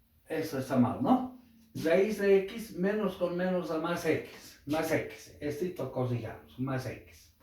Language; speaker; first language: Spanish; native; Spanish